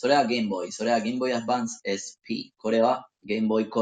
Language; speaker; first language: Japanese; non-native, learner; Spanish